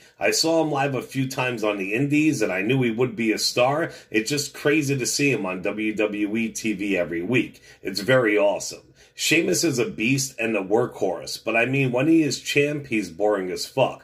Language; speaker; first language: English; native; English